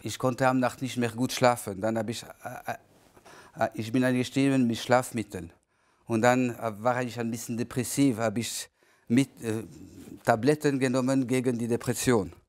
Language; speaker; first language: German; non-native, local second language; French